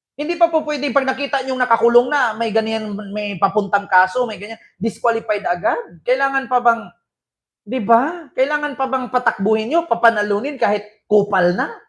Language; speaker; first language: Filipino; non-native, local second language; Cebuano